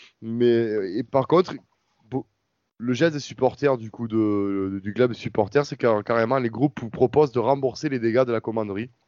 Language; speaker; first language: French; native; French